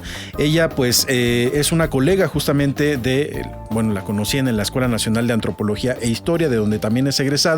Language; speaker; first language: Spanish; native; Spanish